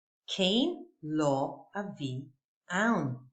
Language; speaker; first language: Irish; non-native, local second language; English